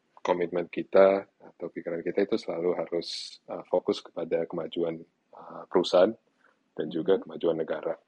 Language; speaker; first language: Indonesian; early bilingual, other home language; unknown